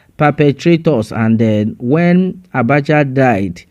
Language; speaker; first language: English; non-native, local second language; Yoruba